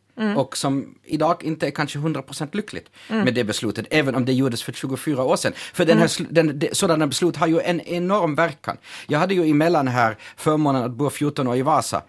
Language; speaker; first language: Swedish; non-native, fluent; German